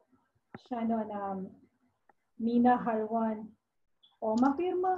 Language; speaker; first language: Finnish; non-native, learner; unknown